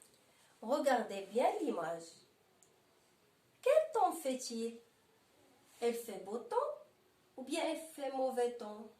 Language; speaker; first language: French; non-native, local second language; Arabic